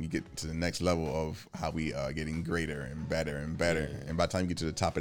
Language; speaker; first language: English; native; English